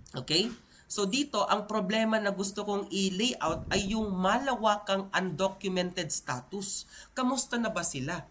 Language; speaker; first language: Filipino; non-native, local second language; Iloko